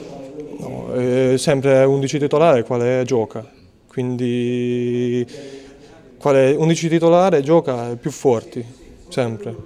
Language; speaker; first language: Italian; non-native, learner; Hungarian